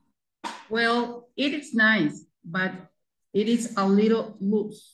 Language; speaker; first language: English; non-native, learner; Spanish